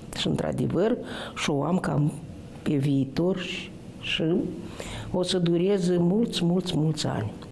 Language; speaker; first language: Romanian; non-native, local second language; Romany